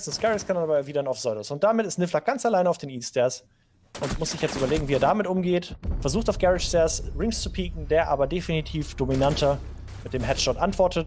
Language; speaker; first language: German; native; German